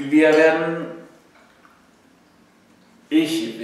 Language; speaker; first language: German; native; German